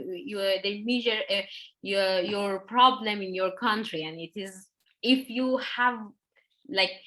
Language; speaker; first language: English; non-native, learner; Persian